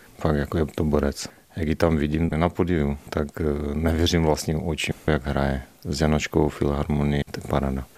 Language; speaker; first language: Czech; native; Czech